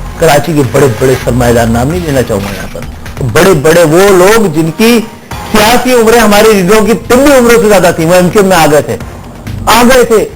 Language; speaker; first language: Urdu; native; Urdu